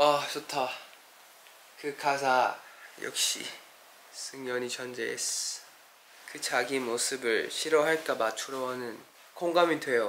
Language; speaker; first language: Korean; non-native, fluent; Thai